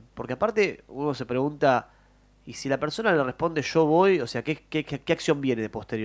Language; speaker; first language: Spanish; native; Spanish